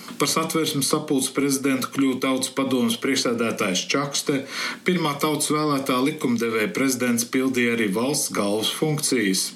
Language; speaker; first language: Latvian; early bilingual, heritage; Latvian